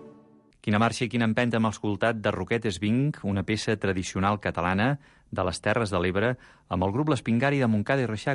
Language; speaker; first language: Catalan; native; Catalan